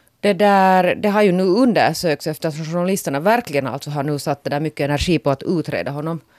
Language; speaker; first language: Swedish; native; Swedish